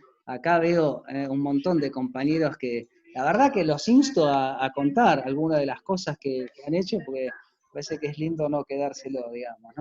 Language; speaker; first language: Spanish; native; Spanish